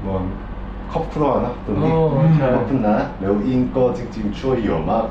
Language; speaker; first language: Thai; non-native, learner; Korean